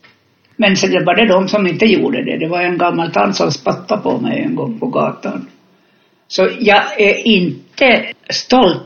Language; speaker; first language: Swedish; non-native, fluent; Finnish